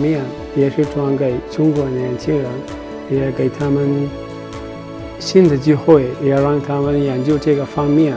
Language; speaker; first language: Chinese; non-native, learner; Arabic